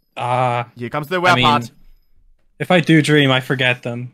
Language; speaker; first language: English; native; English